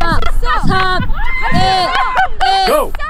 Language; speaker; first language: Korean; native; Korean